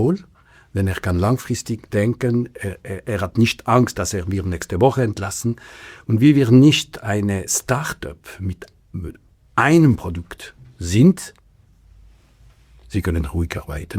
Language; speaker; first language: German; non-native, local second language; French